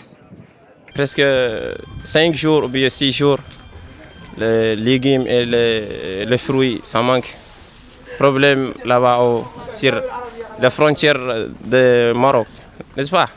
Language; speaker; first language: French; non-native, learner; Arabic